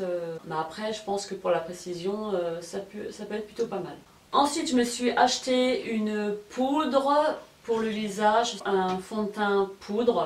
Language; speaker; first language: French; native; French